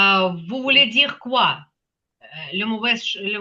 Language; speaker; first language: French; non-native, fluent; Ukrainian